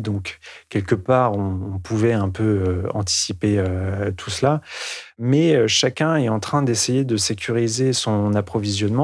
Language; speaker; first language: French; native; French